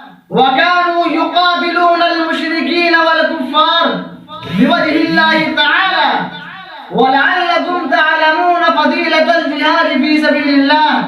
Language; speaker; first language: Arabic; non-native, learner; Urdu